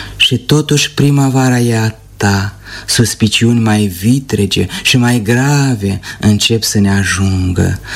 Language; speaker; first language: Romanian; native; Romanian